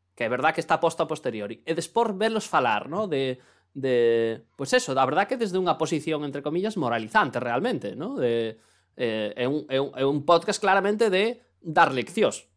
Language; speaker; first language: Galician; non-native, local second language; Spanish